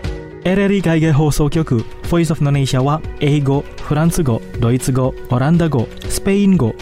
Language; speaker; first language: Japanese; non-native, fluent; Indonesian